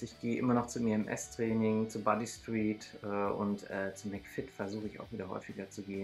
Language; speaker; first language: German; native; German